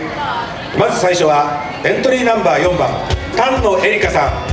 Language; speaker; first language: Japanese; native; Japanese